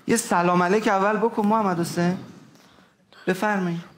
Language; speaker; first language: Persian; native; Persian